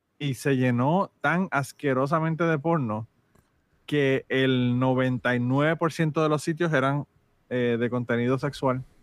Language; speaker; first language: Spanish; native; Spanish